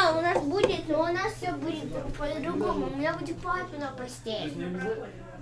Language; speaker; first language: Russian; early bilingual, heritage; Russian